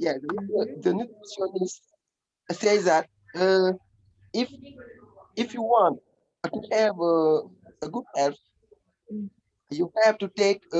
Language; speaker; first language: English; non-native, learner; French